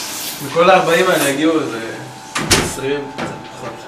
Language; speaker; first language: Hebrew; native; Hebrew